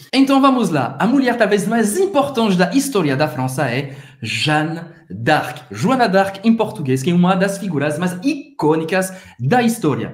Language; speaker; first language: Portuguese; non-native, fluent; French